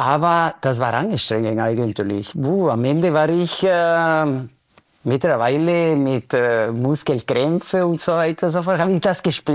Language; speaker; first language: German; non-native, fluent; Spanish